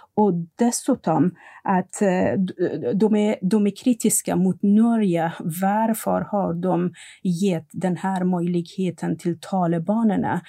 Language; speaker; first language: Swedish; non-native, fluent; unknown